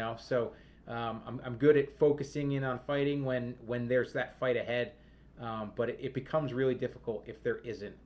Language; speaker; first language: English; native; English